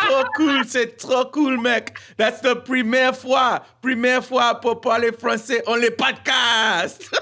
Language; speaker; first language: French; non-native, learner; English